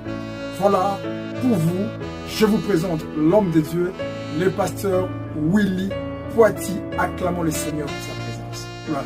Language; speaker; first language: French; non-native, local second language; Lingala